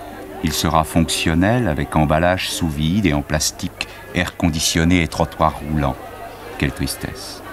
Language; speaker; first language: French; native; French